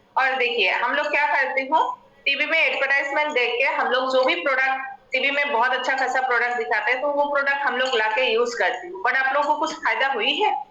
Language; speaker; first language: Hindi; non-native, local second language; Assamese